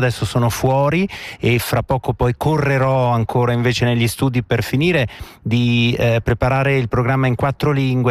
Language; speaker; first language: Italian; native; Italian